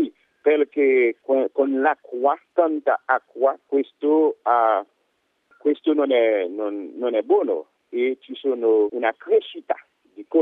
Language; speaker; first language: Italian; non-native, fluent; Haitian Creole